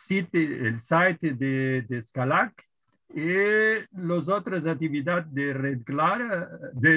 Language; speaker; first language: Spanish; non-native, fluent; Portuguese